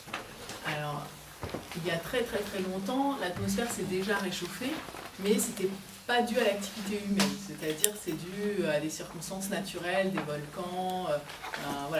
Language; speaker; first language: French; native; French